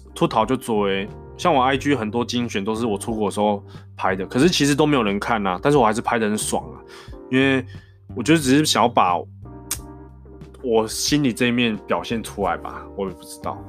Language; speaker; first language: Chinese; non-native, local second language; Min Nan Chinese